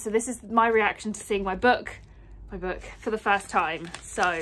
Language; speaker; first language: English; native; English